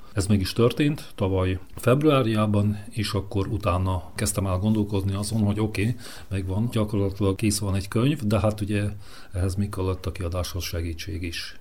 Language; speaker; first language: Hungarian; native; Hungarian